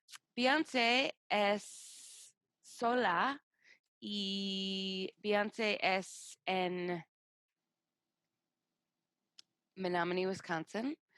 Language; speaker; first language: Spanish; non-native, learner; English